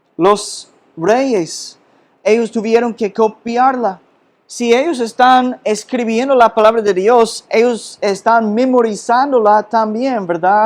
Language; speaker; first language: Spanish; non-native, fluent; English